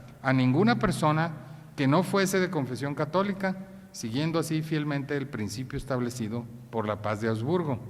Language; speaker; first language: Spanish; native; Spanish